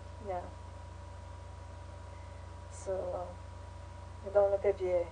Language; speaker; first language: French; non-native, learner; English